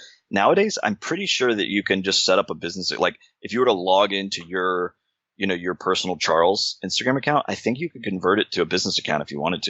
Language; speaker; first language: English; native; English